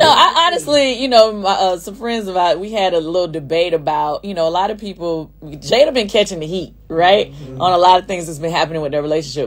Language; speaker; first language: English; native; English